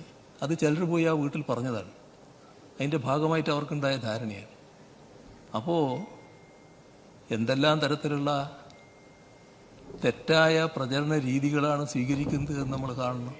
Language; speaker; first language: Malayalam; native; Malayalam